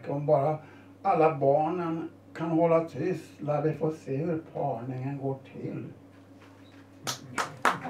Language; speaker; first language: Swedish; native; Swedish